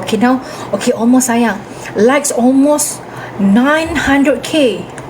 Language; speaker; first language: English; non-native, local second language; Malay